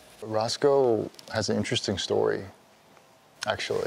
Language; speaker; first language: English; early bilingual, other home language; Korean